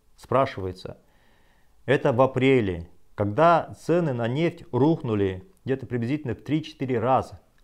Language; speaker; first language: Russian; non-native, local second language; Kazakh